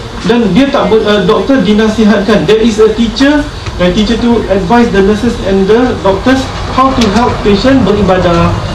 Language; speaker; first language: English; non-native, local second language; Malay